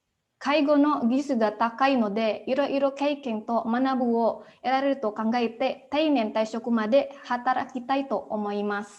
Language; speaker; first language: Japanese; non-native, fluent; Indonesian